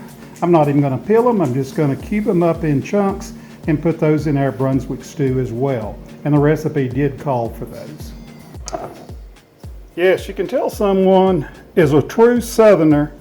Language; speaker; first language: English; native; English